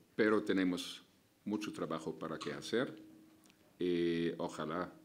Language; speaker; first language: Spanish; non-native, fluent; Arabic